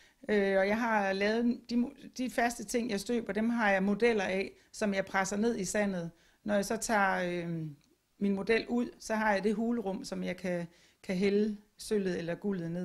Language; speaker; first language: Danish; native; Danish